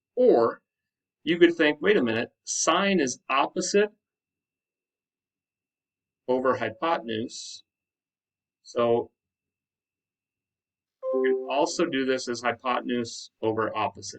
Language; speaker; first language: English; native; English